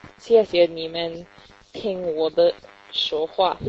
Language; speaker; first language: Chinese; non-native, learner; English